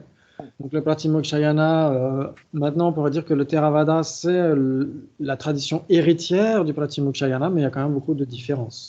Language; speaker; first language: French; native; French